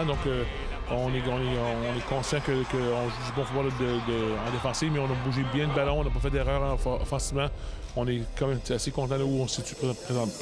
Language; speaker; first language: French; native; French